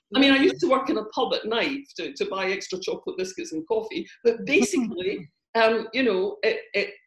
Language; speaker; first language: English; native; English